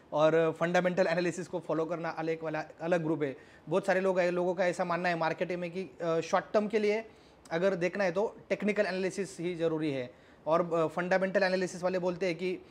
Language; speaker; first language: Hindi; non-native, local second language; Marathi